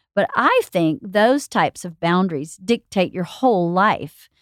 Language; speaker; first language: English; native; English